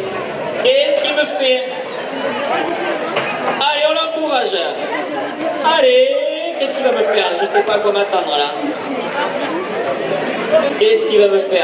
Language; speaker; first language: French; native; French